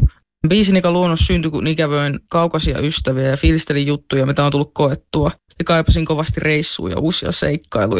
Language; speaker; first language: Finnish; native; Finnish